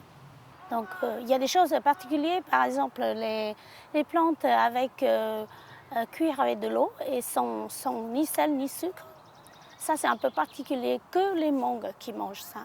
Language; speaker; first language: French; non-native, learner; Hmong